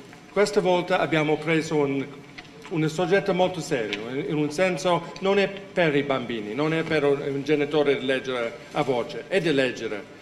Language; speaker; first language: Italian; non-native, fluent; English